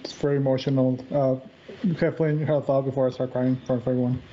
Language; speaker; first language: English; native; English